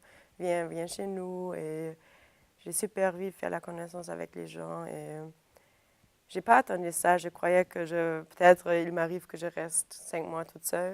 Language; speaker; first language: French; non-native, fluent; German